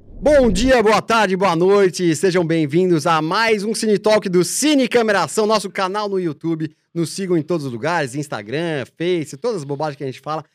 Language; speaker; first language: Portuguese; native; Portuguese